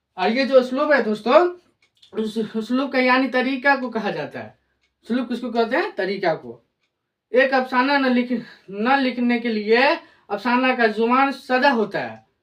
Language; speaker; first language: Hindi; native; Hindi